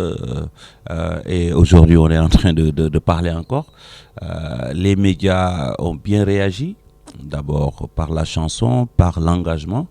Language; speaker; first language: French; non-native, local second language; Wolof